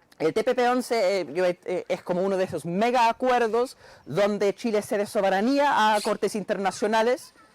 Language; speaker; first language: Spanish; non-native, fluent; English